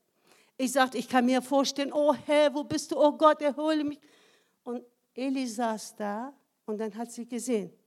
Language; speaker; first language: German; non-native, fluent; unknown